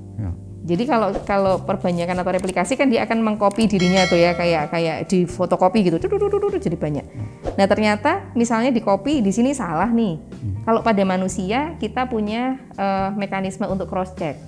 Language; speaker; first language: Indonesian; native; Indonesian